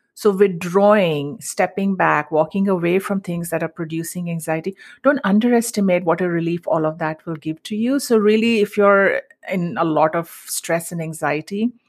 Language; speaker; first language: English; non-native, local second language; Hindi